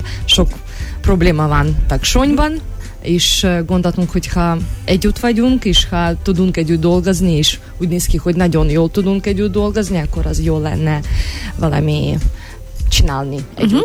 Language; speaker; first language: Hungarian; non-native, fluent; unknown